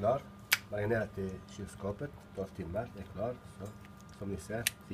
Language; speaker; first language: Swedish; non-native, learner; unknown